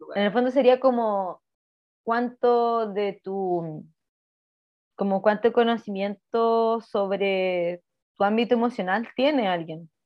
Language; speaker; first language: Spanish; native; Spanish